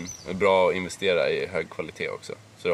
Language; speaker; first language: Swedish; native; Swedish